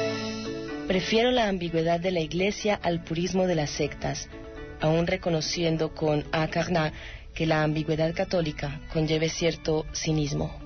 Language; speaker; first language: Spanish; native; Spanish